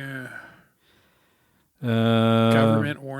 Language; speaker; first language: English; native; English